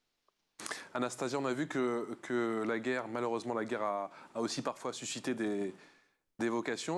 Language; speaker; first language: French; native; French